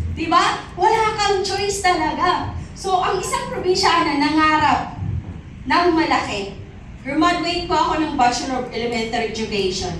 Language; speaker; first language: Filipino; non-native, local second language; Masbatenyo